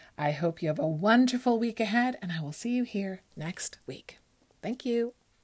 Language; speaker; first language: English; early bilingual, other home language; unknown